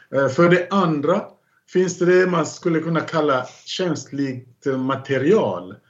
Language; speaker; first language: Swedish; non-native, fluent; Kongo